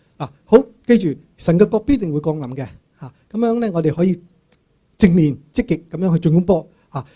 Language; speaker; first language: Cantonese; native; Cantonese